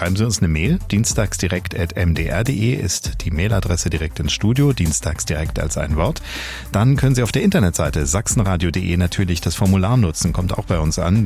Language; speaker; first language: German; native; German